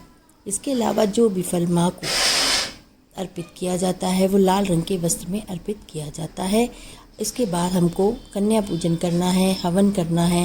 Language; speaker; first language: Hindi; native; Hindi